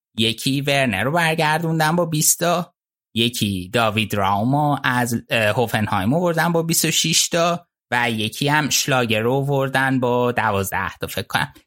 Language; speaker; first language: Persian; native; Persian